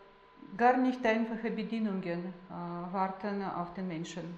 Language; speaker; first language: German; non-native, fluent; Russian